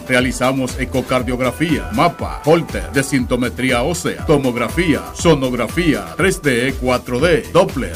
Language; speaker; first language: Spanish; native; Spanish